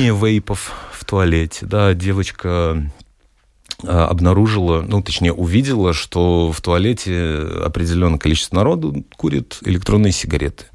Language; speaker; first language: Russian; native; Russian